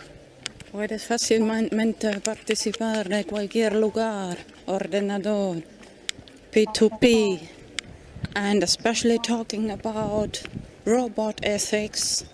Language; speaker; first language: Spanish; non-native, fluent; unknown